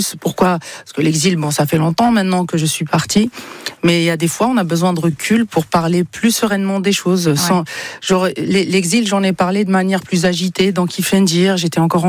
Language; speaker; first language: French; non-native, local second language; Arabic